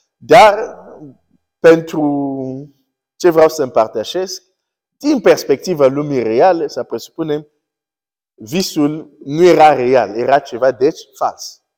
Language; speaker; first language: Romanian; early bilingual, heritage; Romanian